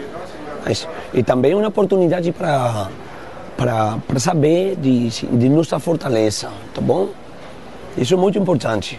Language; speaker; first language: Portuguese; non-native, learner; Spanish